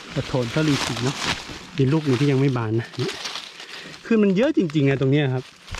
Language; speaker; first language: Thai; non-native, local second language; S'gaw Karen